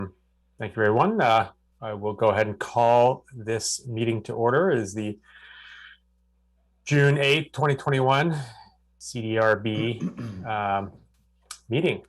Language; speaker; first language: English; native; English